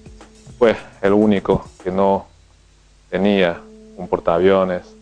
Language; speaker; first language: Spanish; non-native, fluent; Chinese